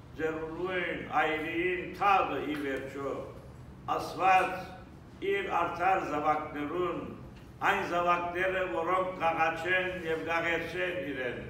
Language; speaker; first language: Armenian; early bilingual, heritage; Armenian